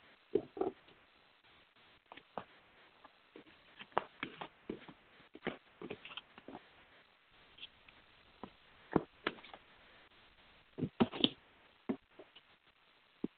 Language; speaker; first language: English; native; English